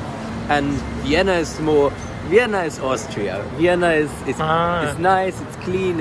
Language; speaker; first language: English; non-native, fluent; German